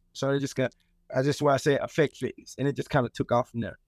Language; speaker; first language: English; native; English